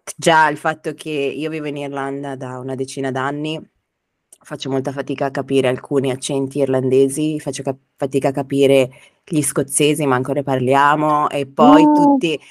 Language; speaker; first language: Italian; native; Italian